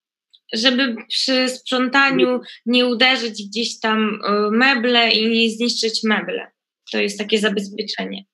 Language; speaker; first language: Polish; non-native, fluent; Ukrainian